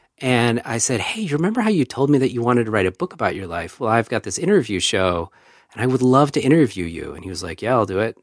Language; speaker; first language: English; native; English